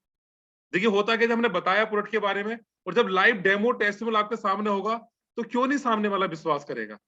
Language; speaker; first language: Hindi; native; Hindi